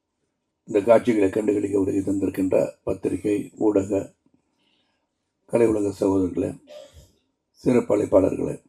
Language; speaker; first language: Tamil; native; Tamil